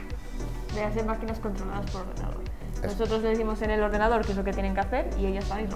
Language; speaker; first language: Spanish; native; Spanish